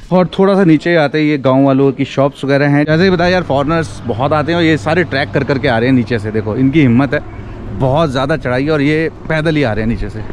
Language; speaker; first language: Hindi; native; Hindi